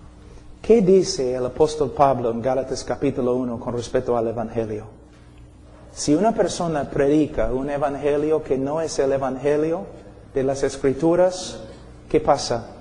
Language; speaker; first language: Spanish; non-native, fluent; English